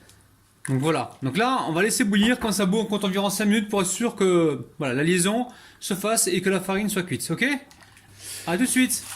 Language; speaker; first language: French; native; French